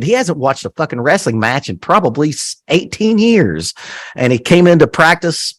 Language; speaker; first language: English; native; English